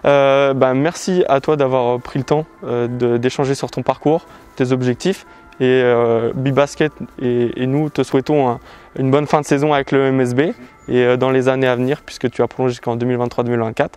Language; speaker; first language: French; native; French